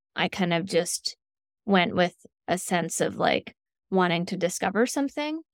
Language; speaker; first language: English; native; English